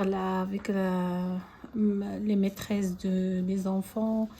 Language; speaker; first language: French; non-native, learner; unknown